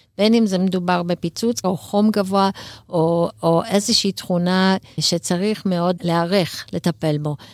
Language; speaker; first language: Hebrew; native; Hebrew